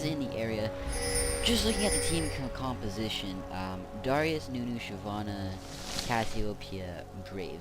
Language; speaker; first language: English; native; English